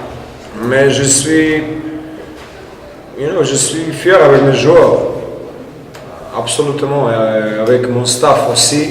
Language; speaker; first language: French; non-native, fluent; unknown